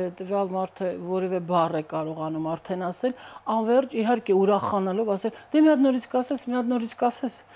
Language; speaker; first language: Armenian; native; Armenian